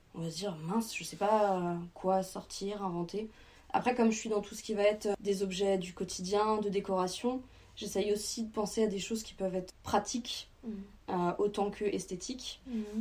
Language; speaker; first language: French; native; French